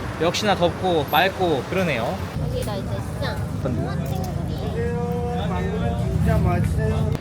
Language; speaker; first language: Korean; native; Korean